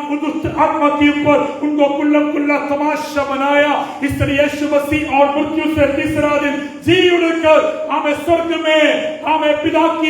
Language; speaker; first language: Hindi; non-native, local second language; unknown